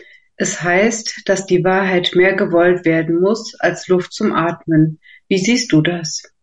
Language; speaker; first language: German; native; German